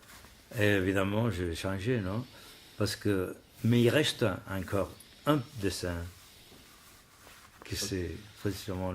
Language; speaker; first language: French; non-native, learner; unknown